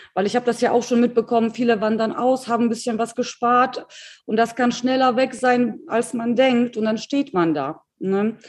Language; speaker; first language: German; early bilingual, other home language; Polish